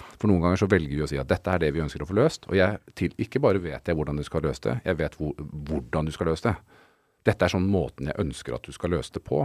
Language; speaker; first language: Norwegian; native; Norwegian